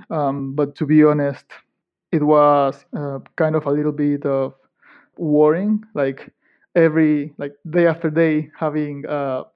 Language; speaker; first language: English; non-native, fluent; Spanish